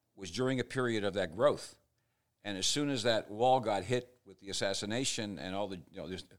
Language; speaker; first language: English; native; English